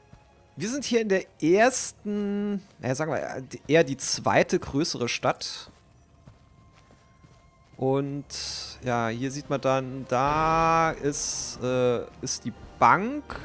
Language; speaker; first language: German; native; German